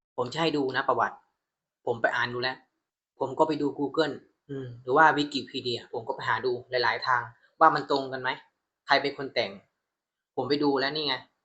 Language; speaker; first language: Thai; native; Thai